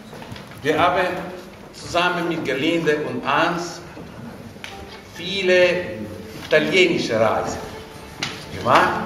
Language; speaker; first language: German; non-native, fluent; Italian